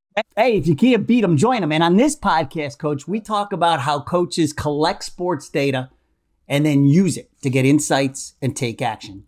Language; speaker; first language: English; native; English